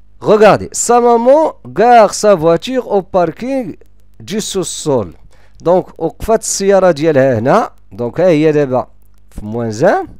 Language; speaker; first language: French; non-native, local second language; Arabic